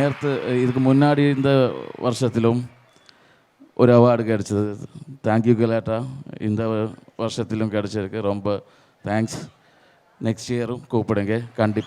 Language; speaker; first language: Tamil; non-native, learner; Malayalam